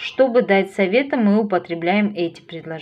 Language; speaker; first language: Russian; non-native, local second language; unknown